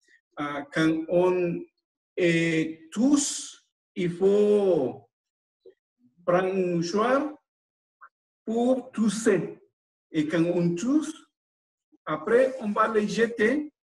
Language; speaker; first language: French; non-native, fluent; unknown